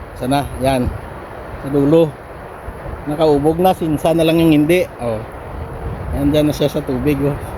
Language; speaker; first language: Filipino; non-native, local second language; Hiligaynon